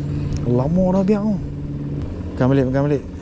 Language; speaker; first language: Malay; native; Malay